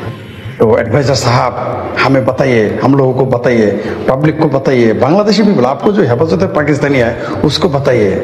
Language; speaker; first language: Hindi; non-native, fluent; Bangla